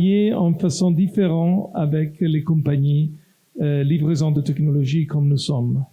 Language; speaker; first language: French; non-native, local second language; Italian